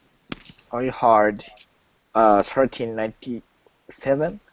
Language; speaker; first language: English; non-native, learner; Japanese